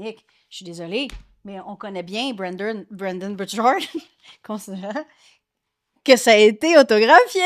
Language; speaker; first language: French; native; French